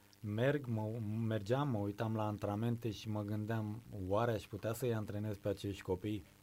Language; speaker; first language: Romanian; native; Romanian